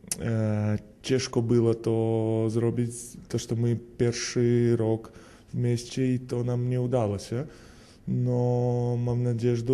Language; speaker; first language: Polish; non-native, learner; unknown